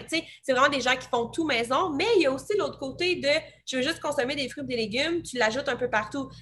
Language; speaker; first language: French; native; French